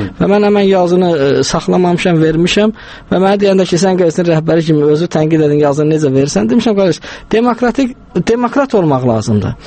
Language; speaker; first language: Azerbaijani; non-native, local second language; Talysh